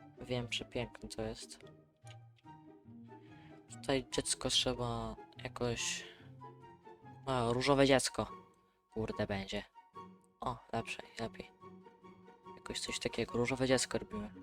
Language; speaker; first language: Polish; native; Polish